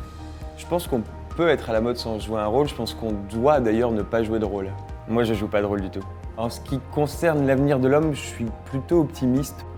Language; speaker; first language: French; native; French